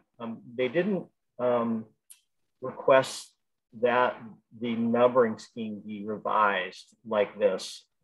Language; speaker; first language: English; native; English